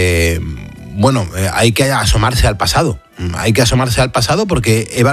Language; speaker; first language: Spanish; native; Spanish